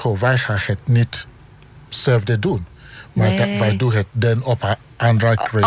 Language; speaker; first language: Dutch; non-native, learner; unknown